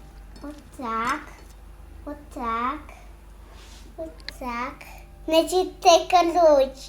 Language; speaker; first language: Polish; early bilingual, other home language; Russian